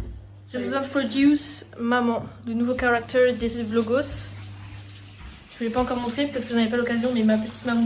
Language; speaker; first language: French; native; French